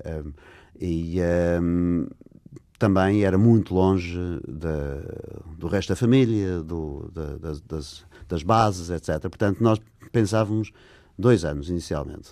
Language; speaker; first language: Portuguese; non-native, fluent; English